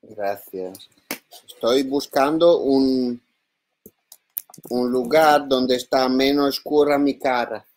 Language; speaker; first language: Spanish; non-native, learner; Italian